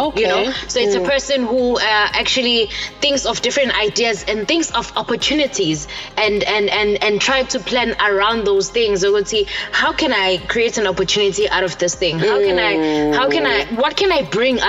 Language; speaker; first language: English; non-native, local second language; Zulu